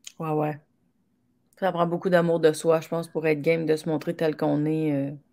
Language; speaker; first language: French; native; French